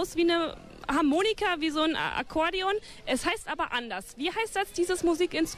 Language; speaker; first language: German; native; German